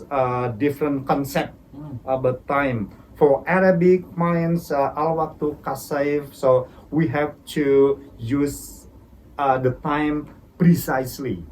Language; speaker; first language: English; non-native, fluent; Indonesian